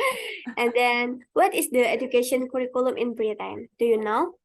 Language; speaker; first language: English; non-native, learner; Indonesian